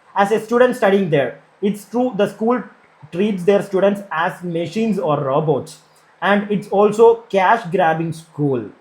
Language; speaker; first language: English; non-native, local second language; Malayalam